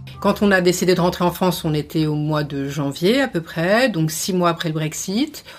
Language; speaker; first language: French; native; French